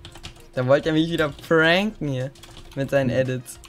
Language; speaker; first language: German; native; German